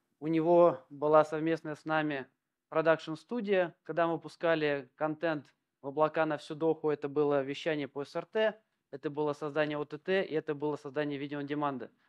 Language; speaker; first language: Russian; native; Russian